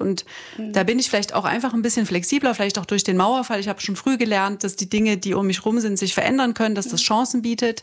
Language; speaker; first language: German; native; German